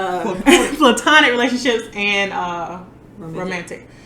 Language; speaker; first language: English; native; English